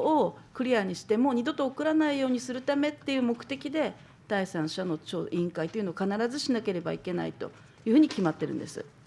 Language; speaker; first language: Japanese; native; Japanese